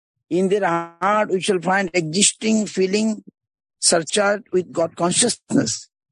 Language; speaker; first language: English; non-native, local second language; Bangla